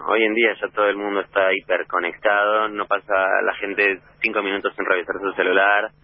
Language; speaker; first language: Spanish; native; Spanish